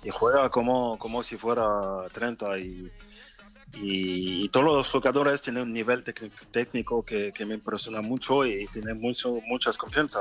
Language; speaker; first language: Spanish; non-native, fluent; French